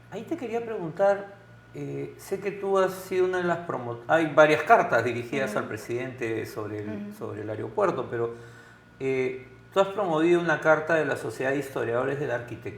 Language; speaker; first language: Spanish; native; Spanish